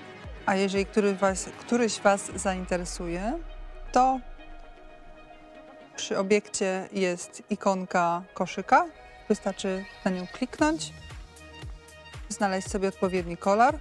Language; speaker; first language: Polish; native; Polish